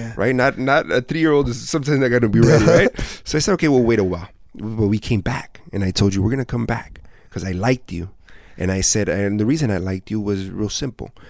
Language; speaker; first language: English; native; English